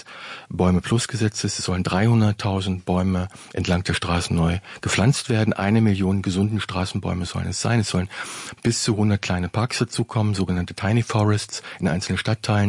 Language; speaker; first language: German; native; German